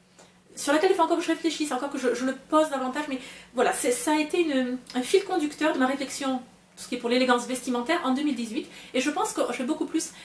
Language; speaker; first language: French; native; French